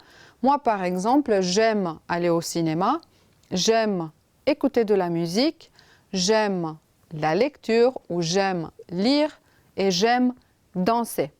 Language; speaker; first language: French; non-native, fluent; Romanian